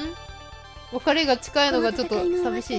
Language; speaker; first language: Japanese; native; Japanese